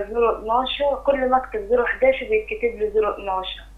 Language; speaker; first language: Arabic; native; Arabic